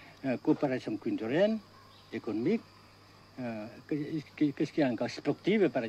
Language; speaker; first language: French; non-native, fluent; Vietnamese